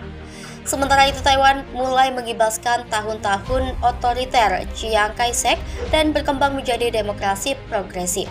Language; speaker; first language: Indonesian; native; Indonesian